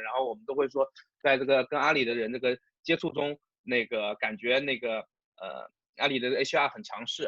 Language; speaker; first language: Chinese; native; Chinese